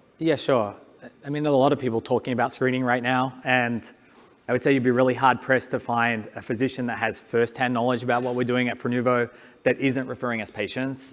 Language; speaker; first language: English; native; English